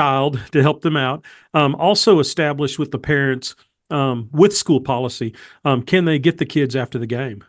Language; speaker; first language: English; native; English